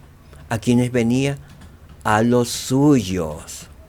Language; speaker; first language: Spanish; native; Spanish